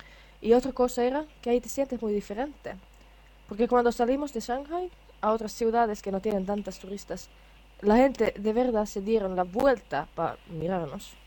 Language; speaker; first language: Spanish; non-native, fluent; Finnish